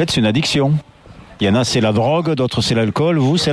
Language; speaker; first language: French; native; French